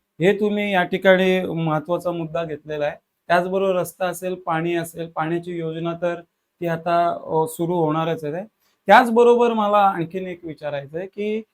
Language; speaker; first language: Marathi; native; Marathi